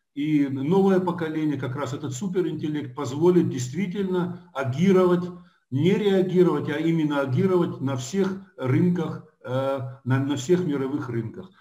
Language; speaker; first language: Russian; native; Russian